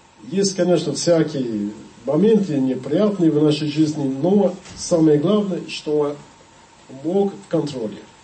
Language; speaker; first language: Russian; non-native, fluent; English